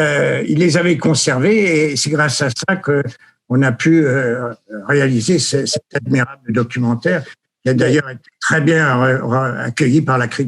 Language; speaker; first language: French; native; French